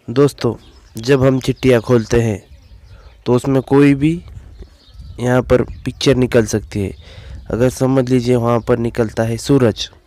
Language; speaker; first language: Hindi; non-native, local second language; Marathi